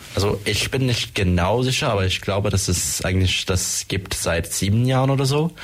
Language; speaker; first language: German; non-native, fluent; French